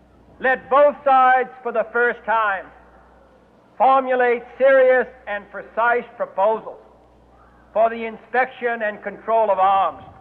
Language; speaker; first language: English; native; English